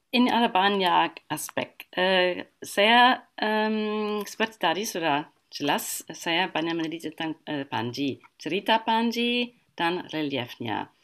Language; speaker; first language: Indonesian; non-native, fluent; German